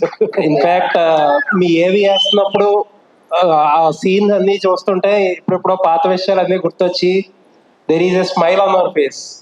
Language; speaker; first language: Telugu; native; Telugu